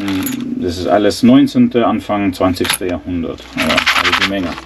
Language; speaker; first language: German; non-native, fluent; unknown